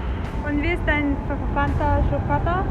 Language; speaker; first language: German; non-native, learner; Mongolian